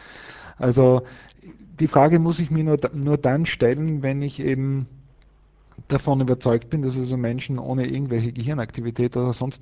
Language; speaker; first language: German; native; German